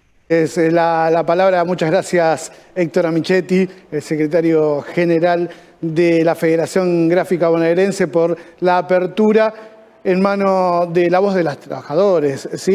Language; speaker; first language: Spanish; native; Spanish